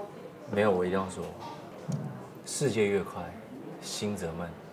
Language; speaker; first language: Chinese; native; Chinese